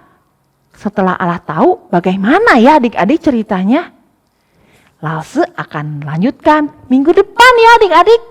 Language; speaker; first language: Indonesian; native; Indonesian